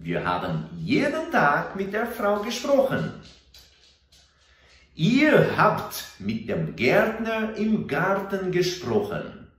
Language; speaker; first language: German; non-native, fluent; Portuguese